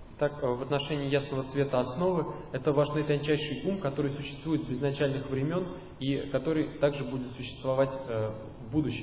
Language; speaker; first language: Russian; native; Russian